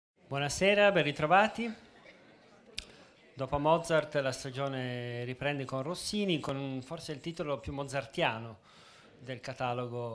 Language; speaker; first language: Italian; native; Italian